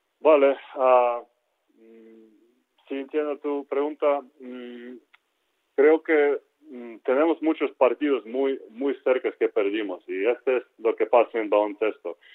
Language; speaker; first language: Spanish; non-native, learner; Ukrainian